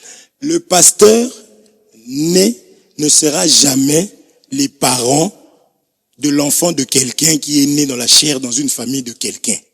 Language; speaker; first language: French; non-native, local second language; Lingala